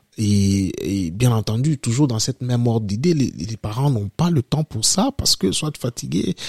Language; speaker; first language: French; non-native, local second language; Lingala